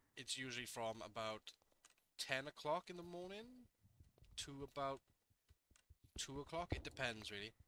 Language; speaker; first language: English; native; English